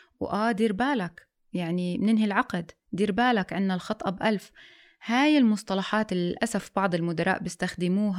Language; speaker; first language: Arabic; native; Arabic